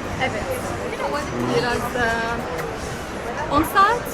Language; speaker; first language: Turkish; non-native, learner; Arabic